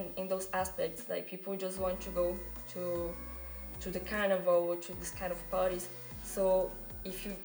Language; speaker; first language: English; non-native, fluent; Portuguese